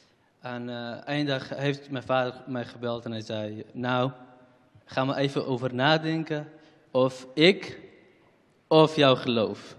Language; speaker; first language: Dutch; non-native, fluent; Kurdish